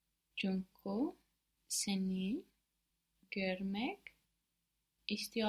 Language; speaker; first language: Turkish; non-native, learner; English